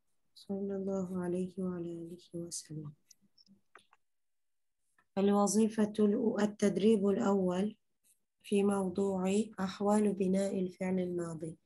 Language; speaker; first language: Arabic; non-native, fluent; Uzbek